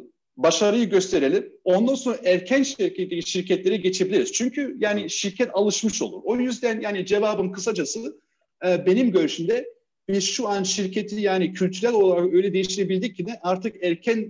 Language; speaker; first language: Turkish; early bilingual, heritage; Turkish